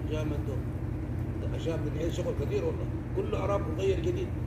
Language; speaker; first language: Arabic; non-native, learner; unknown